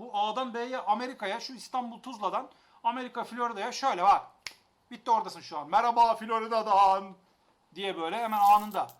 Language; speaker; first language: Turkish; native; Turkish